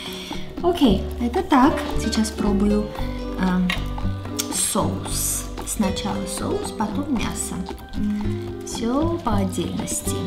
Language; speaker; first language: Russian; non-native, fluent; Armenian